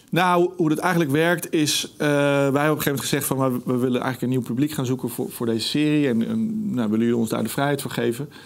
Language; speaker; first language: Dutch; native; Dutch